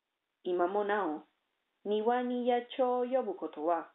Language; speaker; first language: Japanese; non-native, learner; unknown